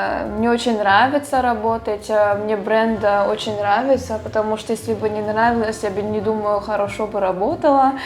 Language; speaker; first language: Russian; early bilingual, heritage; Russian